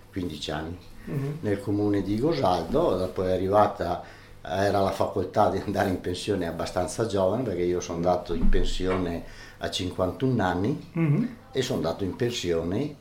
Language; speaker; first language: Italian; early bilingual, other home language; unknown